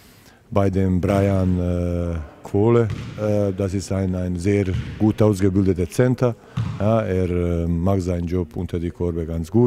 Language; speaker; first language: German; non-native, fluent; Serbian